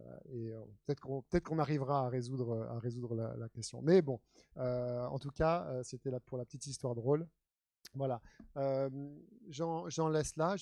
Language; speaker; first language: French; native; French